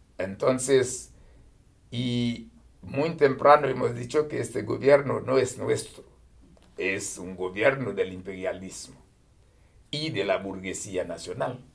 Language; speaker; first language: Spanish; non-native, fluent; Haitian Creole